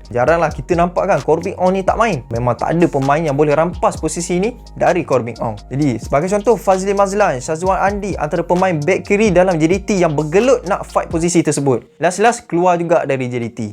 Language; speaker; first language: Malay; native; Malay